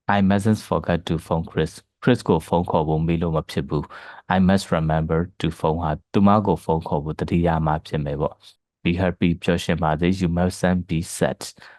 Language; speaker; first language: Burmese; native; Burmese